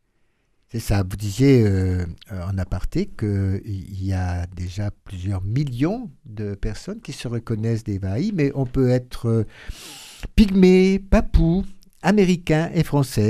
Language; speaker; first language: French; native; French